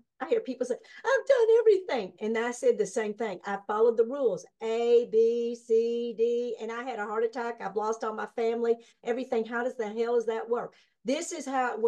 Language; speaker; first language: English; native; English